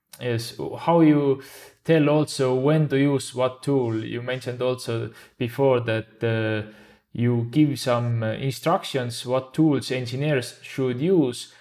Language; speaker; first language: English; non-native, fluent; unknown